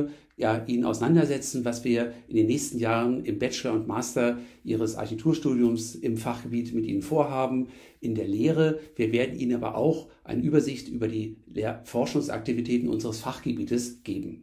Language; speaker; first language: German; native; German